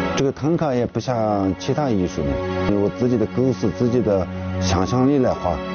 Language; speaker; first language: Chinese; non-native, local second language; Tibetan